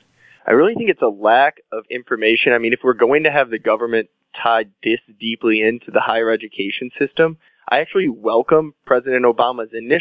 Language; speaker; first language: English; native; English